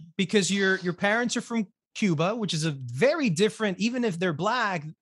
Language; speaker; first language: English; early bilingual, other home language; Spanish